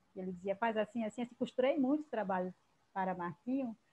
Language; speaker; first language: Portuguese; native; Portuguese